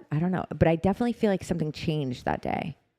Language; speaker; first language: English; native; English